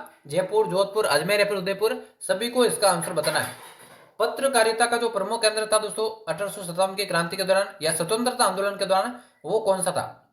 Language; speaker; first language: Hindi; native; Hindi